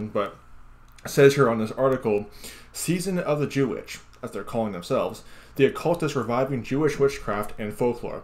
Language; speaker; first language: English; native; English